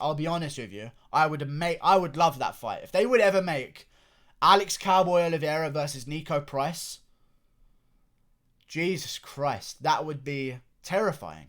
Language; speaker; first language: English; native; English